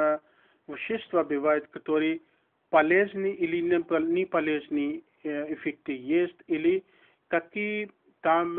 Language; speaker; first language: Russian; non-native, learner; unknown